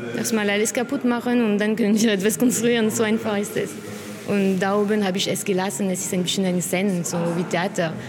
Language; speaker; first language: German; non-native, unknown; French